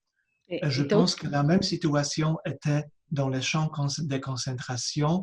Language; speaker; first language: French; non-native, fluent; Polish